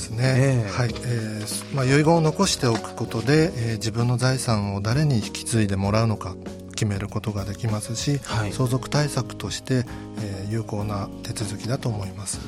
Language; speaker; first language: Japanese; native; Japanese